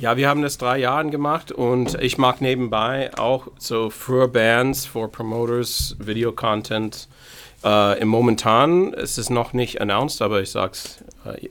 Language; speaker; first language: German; non-native, fluent; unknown